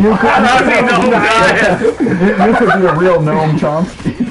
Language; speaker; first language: English; native; English